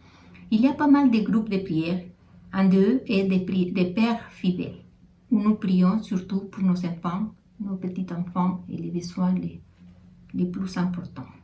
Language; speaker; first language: French; non-native, fluent; Spanish